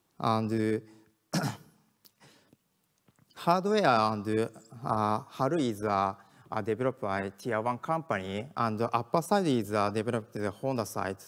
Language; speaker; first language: English; non-native, learner; Japanese